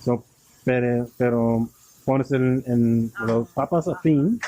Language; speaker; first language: Spanish; non-native, learner; English